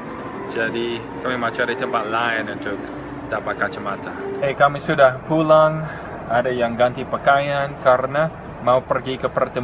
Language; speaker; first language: Indonesian; non-native, fluent; English